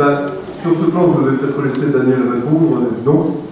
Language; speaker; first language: French; native; French